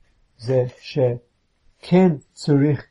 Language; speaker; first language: Hebrew; non-native, fluent; English